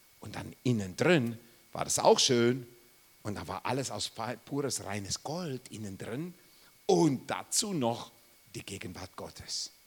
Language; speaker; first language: German; non-native, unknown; English